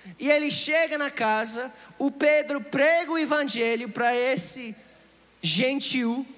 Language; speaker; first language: Portuguese; non-native, fluent; English